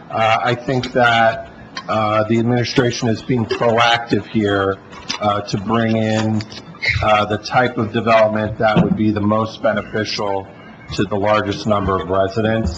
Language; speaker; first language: English; native; English